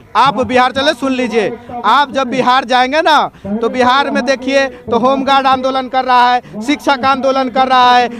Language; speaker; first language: Hindi; native; Hindi